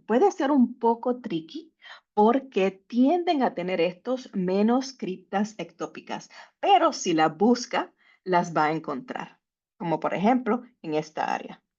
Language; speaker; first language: Spanish; native; Spanish